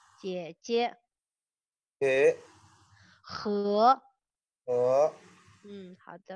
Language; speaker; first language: Chinese; non-native, fluent; English